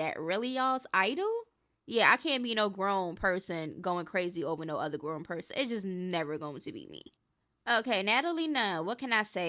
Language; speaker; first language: English; native; English